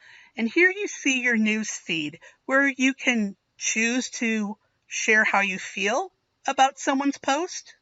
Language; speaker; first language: English; native; English